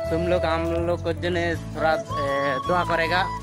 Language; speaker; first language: Hindi; non-native, learner; Bangla